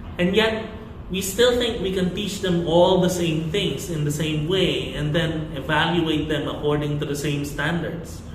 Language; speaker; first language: English; non-native, local second language; Filipino